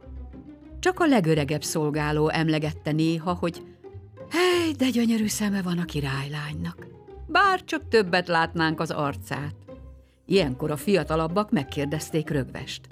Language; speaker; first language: Hungarian; native; Hungarian